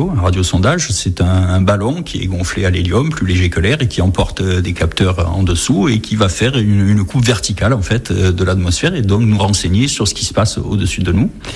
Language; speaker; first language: French; native; French